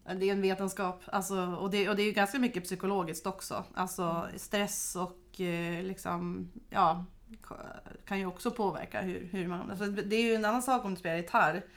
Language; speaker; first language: Swedish; native; Swedish